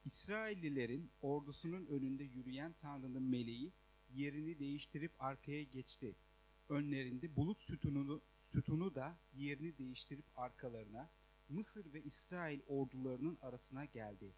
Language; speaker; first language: Turkish; native; Turkish